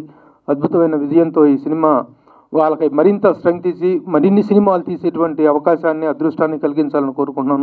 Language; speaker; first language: Telugu; native; Telugu